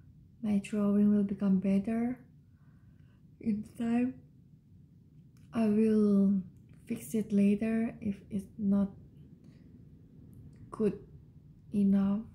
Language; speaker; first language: English; non-native, learner; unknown